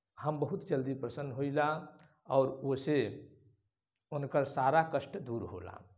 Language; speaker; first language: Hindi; native; Hindi